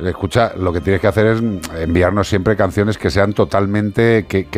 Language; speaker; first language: Spanish; native; Spanish